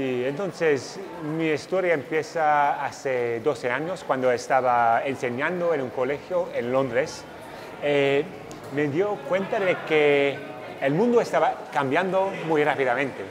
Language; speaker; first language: Spanish; non-native, fluent; English